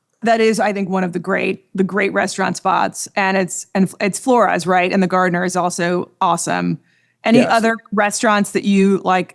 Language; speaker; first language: English; native; English